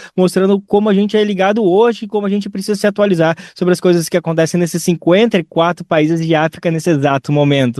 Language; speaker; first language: Portuguese; native; Portuguese